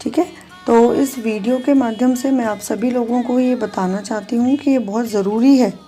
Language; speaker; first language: Hindi; native; Hindi